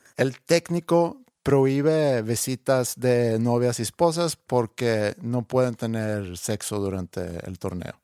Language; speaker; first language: Spanish; non-native, fluent; Swedish